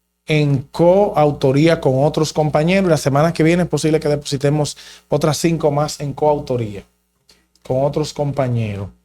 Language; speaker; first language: Spanish; native; Spanish